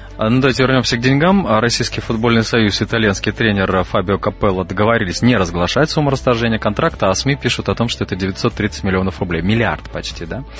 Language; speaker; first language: Russian; native; Russian